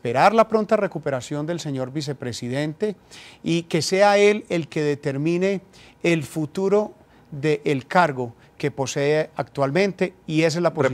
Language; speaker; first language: Spanish; native; Spanish